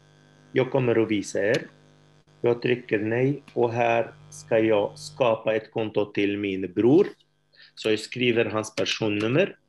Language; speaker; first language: Swedish; non-native, fluent; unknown